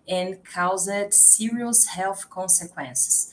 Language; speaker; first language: English; non-native, learner; Portuguese